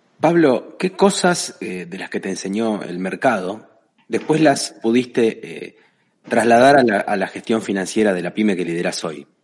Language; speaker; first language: Spanish; native; Spanish